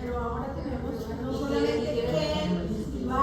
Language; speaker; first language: Spanish; native; Spanish